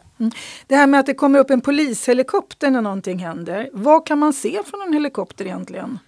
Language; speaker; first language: Swedish; native; Swedish